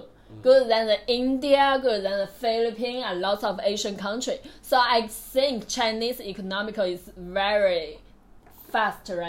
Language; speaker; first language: English; non-native, learner; Chinese